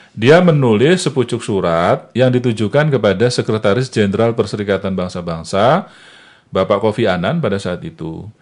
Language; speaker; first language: Indonesian; non-native, local second language; Malay